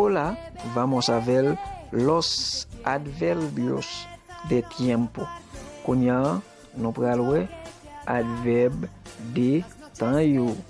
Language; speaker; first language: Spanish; non-native, fluent; Haitian Creole